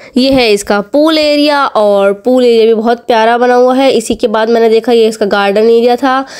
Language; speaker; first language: Hindi; native; Hindi